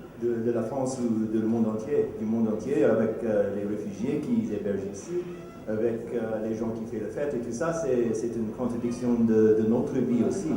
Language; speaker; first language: French; non-native, fluent; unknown